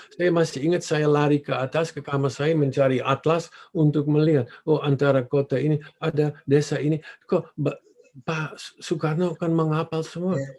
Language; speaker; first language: Indonesian; non-native, fluent; Dutch